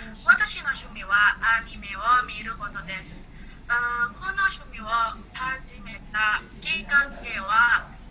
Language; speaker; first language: Japanese; non-native, learner; Indonesian